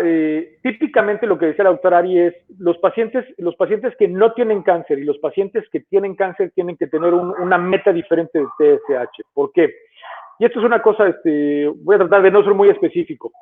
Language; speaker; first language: Spanish; native; Spanish